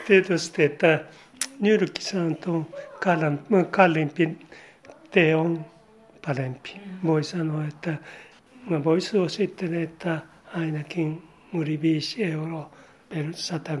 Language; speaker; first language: Finnish; non-native, learner; Japanese